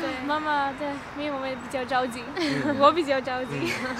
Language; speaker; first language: Chinese; non-native, fluent; Greek